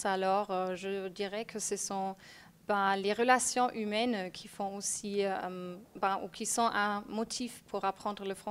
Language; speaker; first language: French; non-native, fluent; German